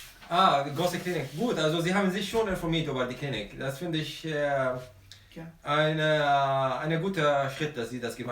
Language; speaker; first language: German; non-native, fluent; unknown